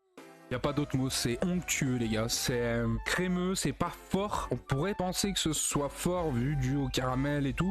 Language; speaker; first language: French; native; French